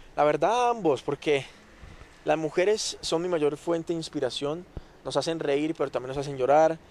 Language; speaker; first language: Spanish; native; Spanish